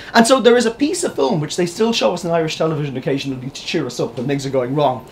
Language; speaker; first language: English; native; English